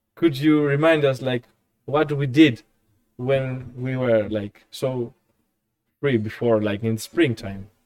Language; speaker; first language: English; non-native, fluent; Greek